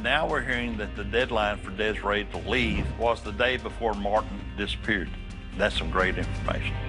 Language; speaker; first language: English; native; English